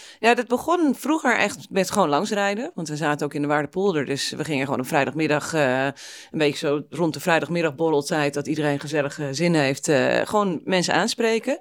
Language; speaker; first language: Dutch; non-native, fluent; English